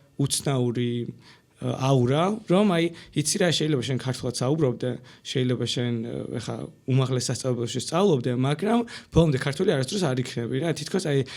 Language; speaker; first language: Georgian; non-native, local second language; Armenian